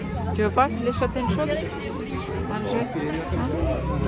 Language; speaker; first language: French; non-native, learner; Russian